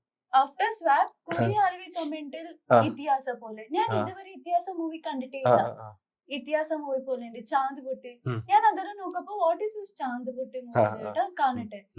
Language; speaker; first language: Malayalam; non-native, learner; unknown